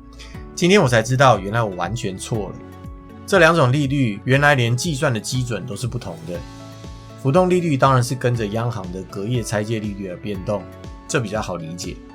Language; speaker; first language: Chinese; native; Chinese